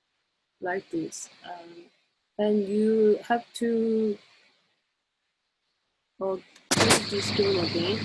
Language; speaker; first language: English; non-native, learner; Korean